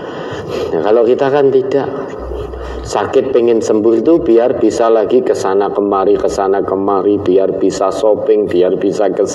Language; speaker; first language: Indonesian; non-native, local second language; Javanese